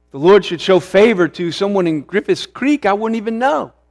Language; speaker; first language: English; early bilingual, other home language; Swedish